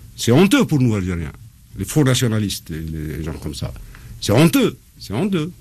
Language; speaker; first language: French; non-native, local second language; Arabic